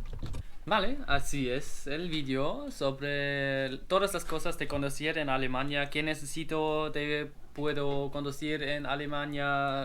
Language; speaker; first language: Spanish; non-native, learner; German